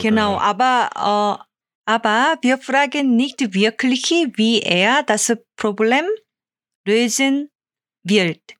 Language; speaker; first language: German; non-native, fluent; Korean